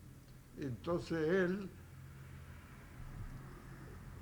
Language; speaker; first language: Spanish; non-native, fluent; Yiddish